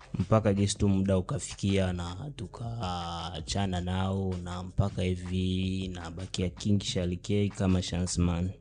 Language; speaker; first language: Swahili; native; Swahili